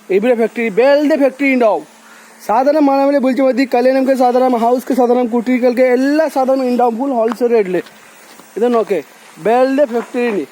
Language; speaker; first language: Malayalam; non-native, learner; Bangla